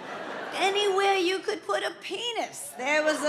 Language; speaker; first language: English; native; English